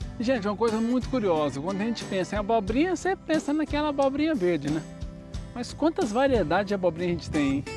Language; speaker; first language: Portuguese; native; Portuguese